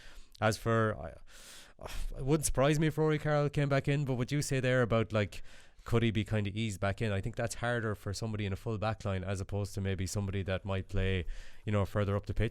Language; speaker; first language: English; native; English